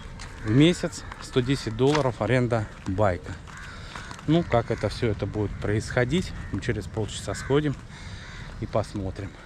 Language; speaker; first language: Russian; native; Russian